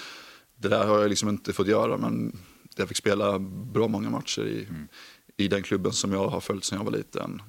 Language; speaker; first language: Swedish; native; Swedish